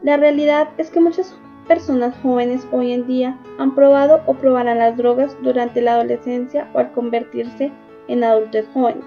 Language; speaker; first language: Spanish; native; Spanish